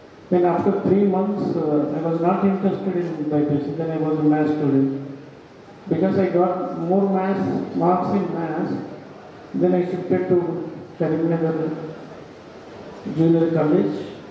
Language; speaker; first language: English; non-native, local second language; Telugu